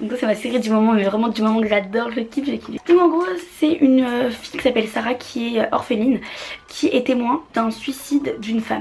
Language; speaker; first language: French; native; French